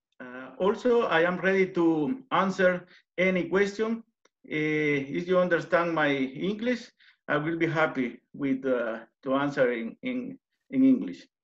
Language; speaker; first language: English; non-native, learner; Spanish